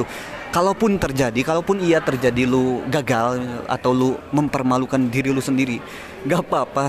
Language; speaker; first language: Indonesian; native; Indonesian